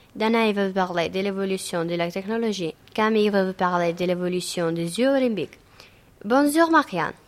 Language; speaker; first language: French; non-native, learner; Greek